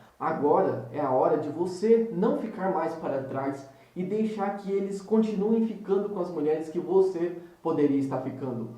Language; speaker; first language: Portuguese; native; Portuguese